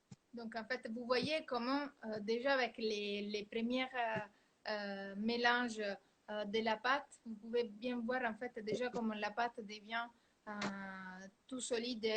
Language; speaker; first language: French; non-native, fluent; Italian